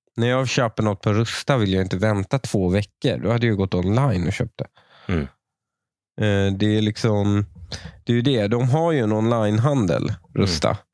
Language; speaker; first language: Swedish; native; Swedish